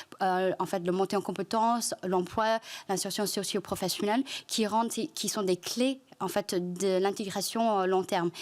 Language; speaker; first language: French; non-native, fluent; Chinese